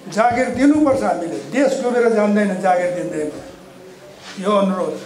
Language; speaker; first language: Nepali; non-native, local second language; Eastern Tamang